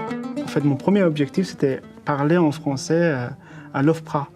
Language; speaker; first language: French; non-native, fluent; Persian